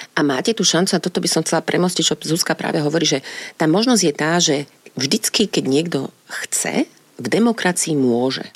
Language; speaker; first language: Slovak; native; Slovak